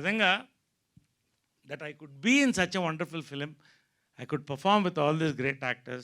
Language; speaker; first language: Telugu; native; Telugu